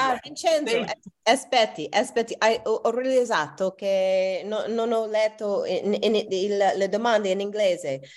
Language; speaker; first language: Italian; non-native, learner; English